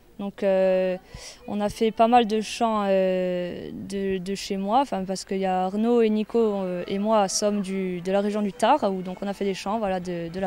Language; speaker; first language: French; native; French